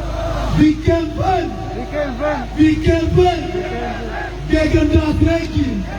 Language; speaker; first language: German; non-native, learner; Oromo